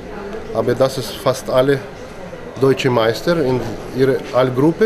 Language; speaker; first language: German; non-native, learner; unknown